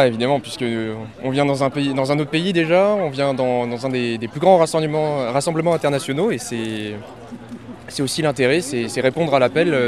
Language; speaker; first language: French; native; French